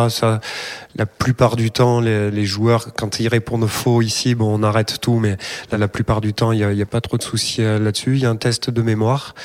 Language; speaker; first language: French; native; French